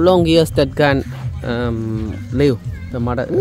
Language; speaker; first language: English; non-native, learner; Tamil